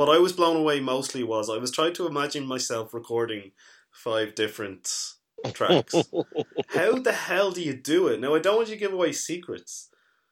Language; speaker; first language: English; native; English